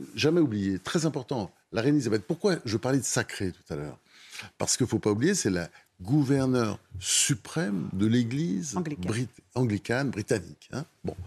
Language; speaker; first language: French; native; French